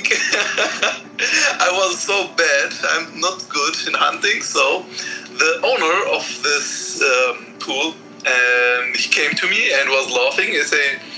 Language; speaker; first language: English; non-native, fluent; Arabic